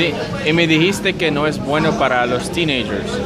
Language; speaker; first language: Spanish; non-native, learner; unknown